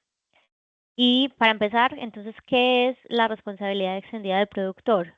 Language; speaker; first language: Spanish; native; Spanish